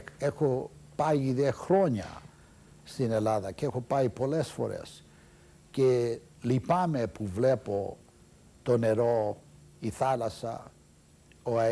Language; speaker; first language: Greek; early bilingual, heritage; Greek